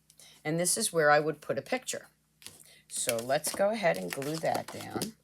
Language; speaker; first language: English; native; English